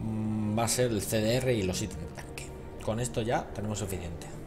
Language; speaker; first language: Spanish; native; Spanish